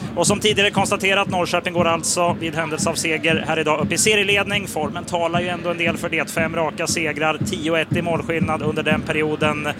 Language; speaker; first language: Swedish; native; Swedish